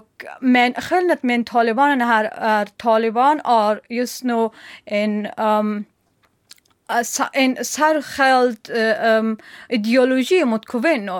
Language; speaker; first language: Swedish; non-native, learner; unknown